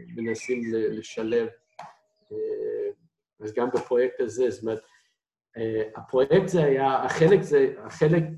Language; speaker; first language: Hebrew; non-native, fluent; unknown